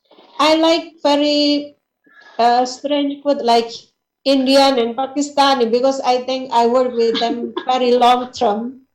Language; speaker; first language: English; non-native, learner; Indonesian